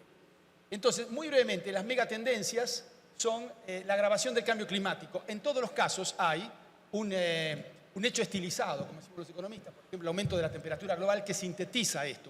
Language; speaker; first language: Spanish; native; Spanish